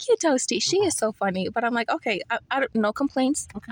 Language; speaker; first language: English; early bilingual, other home language; Spanish